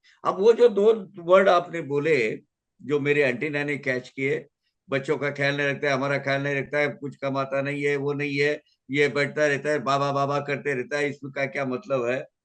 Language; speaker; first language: Hindi; native; Hindi